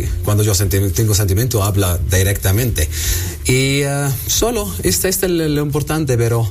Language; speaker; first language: Spanish; non-native, learner; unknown